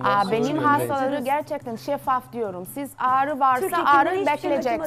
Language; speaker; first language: Turkish; non-native, learner; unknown